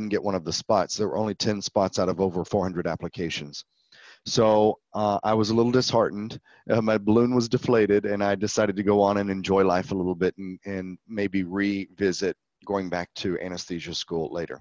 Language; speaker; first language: English; native; English